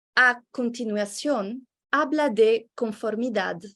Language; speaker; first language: Spanish; non-native, fluent; French